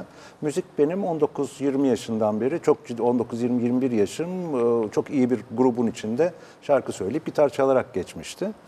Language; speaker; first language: Turkish; native; Turkish